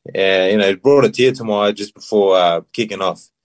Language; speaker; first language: English; early bilingual, other home language; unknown